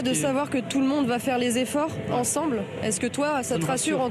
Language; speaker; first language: French; native; French